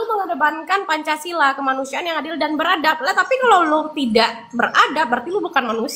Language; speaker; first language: Indonesian; native; Indonesian